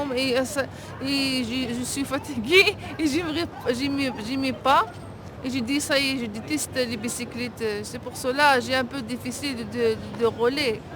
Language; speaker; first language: French; non-native, learner; Arabic